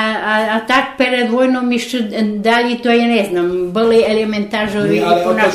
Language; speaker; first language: Polish; non-native, local second language; Rusyn